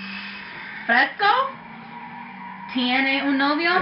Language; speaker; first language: Spanish; non-native, learner; English